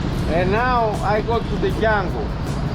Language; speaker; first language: English; non-native, learner; Spanish